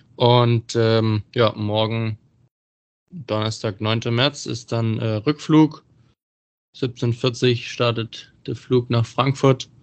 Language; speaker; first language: German; native; German